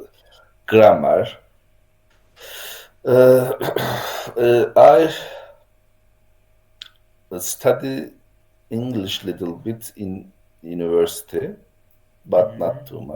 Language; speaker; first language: English; non-native, learner; Turkish